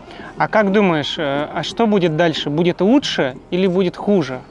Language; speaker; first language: Russian; native; Russian